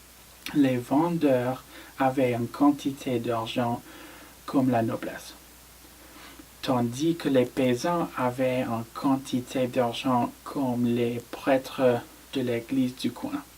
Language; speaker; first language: French; non-native, learner; English